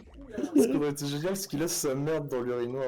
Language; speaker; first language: French; native; French